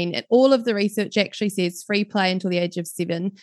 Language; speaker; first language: English; native; English